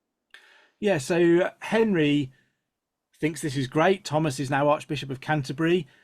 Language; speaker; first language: English; native; English